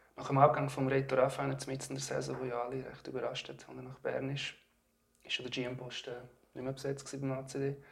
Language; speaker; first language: German; native; German